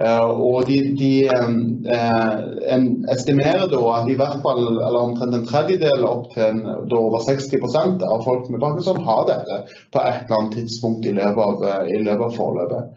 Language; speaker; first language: Norwegian; native; Norwegian